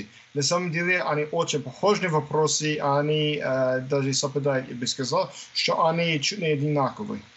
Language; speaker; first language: Russian; non-native, fluent; English